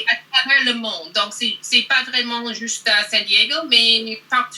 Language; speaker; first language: French; non-native, learner; English